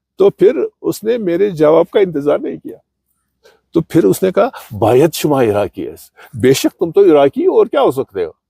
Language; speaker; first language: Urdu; non-native, local second language; Kashmiri